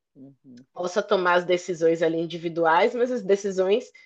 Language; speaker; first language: Portuguese; native; Portuguese